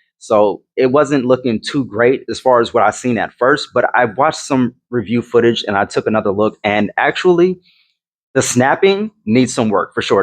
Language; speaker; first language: English; native; English